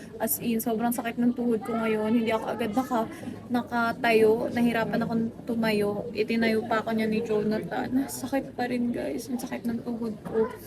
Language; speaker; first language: Filipino; native; Filipino